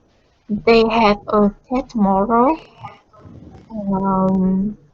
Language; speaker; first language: English; non-native, learner; Vietnamese